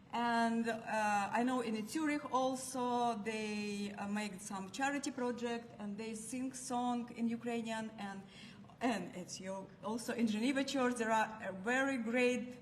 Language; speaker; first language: English; non-native, learner; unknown